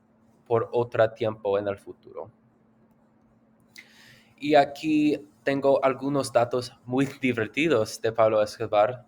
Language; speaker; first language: Spanish; non-native, learner; English